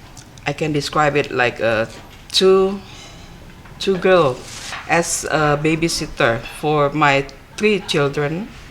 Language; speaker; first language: English; non-native, learner; Indonesian